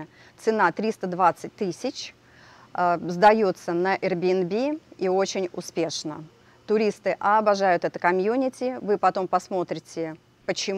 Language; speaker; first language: Russian; native; Russian